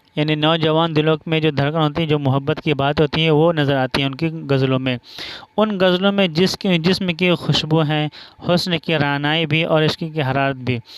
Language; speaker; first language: Urdu; non-native, local second language; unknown